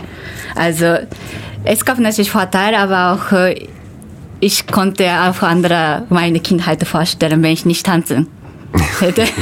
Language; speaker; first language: German; non-native, fluent; Japanese